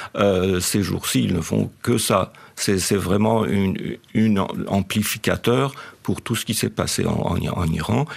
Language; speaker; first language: French; non-native, fluent; Persian